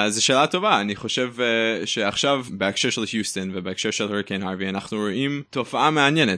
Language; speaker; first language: Hebrew; non-native, fluent; English